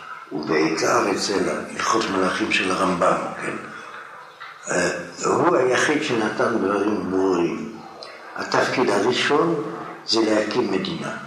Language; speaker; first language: Hebrew; non-native, fluent; French